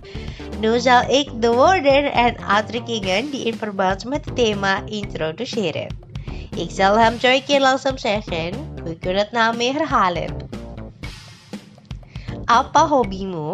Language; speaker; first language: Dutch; non-native, fluent; Indonesian